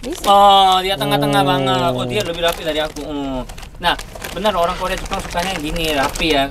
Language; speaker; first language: Indonesian; non-native, fluent; Korean